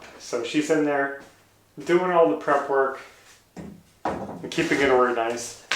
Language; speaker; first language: English; native; English